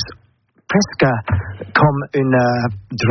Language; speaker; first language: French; non-native, learner; English